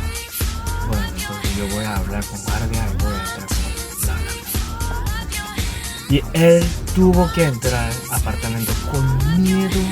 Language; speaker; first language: Spanish; non-native, learner; Korean